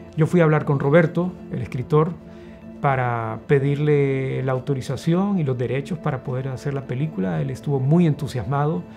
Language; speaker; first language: Spanish; native; Spanish